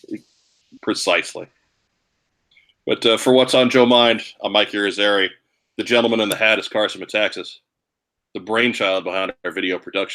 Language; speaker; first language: English; native; English